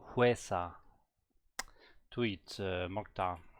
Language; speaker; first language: Korean; non-native, learner; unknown